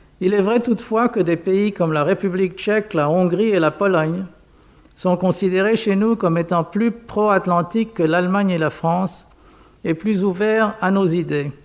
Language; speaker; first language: French; non-native, fluent; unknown